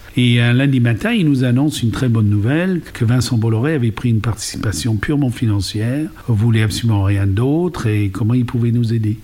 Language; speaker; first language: French; non-native, fluent; English